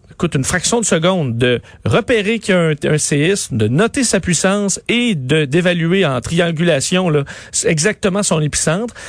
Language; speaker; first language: French; native; French